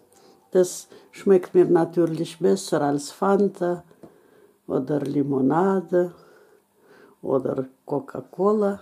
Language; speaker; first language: German; non-native, local second language; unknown